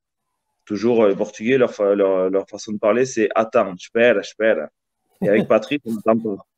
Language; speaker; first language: French; early bilingual, other home language; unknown